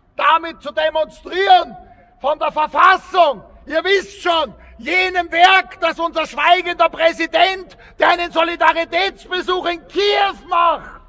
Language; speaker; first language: German; native; German